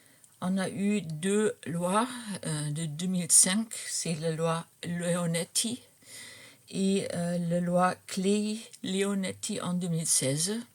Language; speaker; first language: French; non-native, fluent; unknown